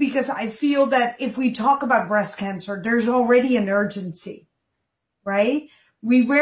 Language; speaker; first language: English; non-native, local second language; Dutch